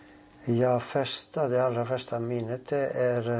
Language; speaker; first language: Swedish; non-native, fluent; Greek